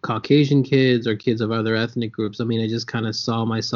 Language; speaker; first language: English; native; English